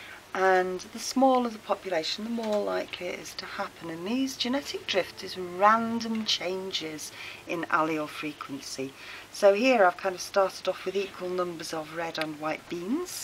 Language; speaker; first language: English; native; English